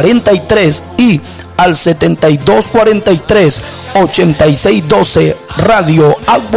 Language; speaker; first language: Spanish; native; Spanish